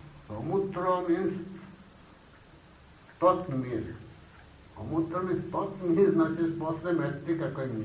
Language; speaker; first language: Russian; non-native, learner; Bangla